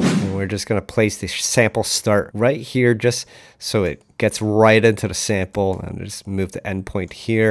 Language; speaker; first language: English; native; English